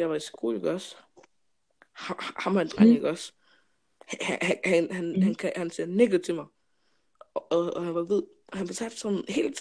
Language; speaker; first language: Danish; early bilingual, other home language; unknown